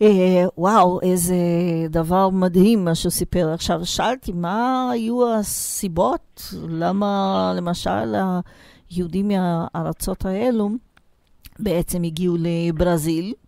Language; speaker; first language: Hebrew; non-native, fluent; Portuguese